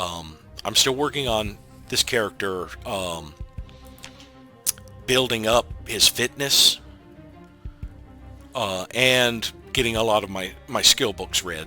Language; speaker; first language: English; native; English